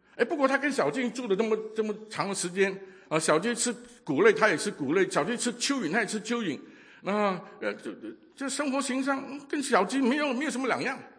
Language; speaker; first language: Chinese; non-native, local second language; Cantonese